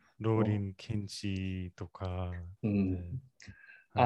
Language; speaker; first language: Japanese; non-native, learner; English